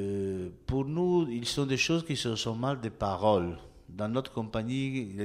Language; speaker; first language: French; non-native, learner; Italian